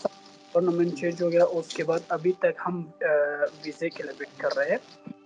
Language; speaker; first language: Hindi; non-native, learner; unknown